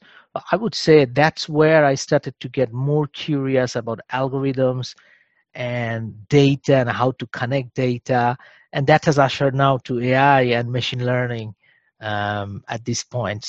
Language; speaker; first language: English; non-native, local second language; Bangla